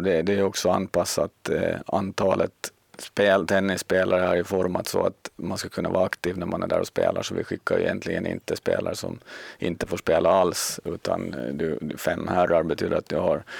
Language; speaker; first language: Swedish; native; Swedish